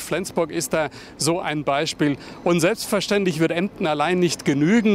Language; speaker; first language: German; native; German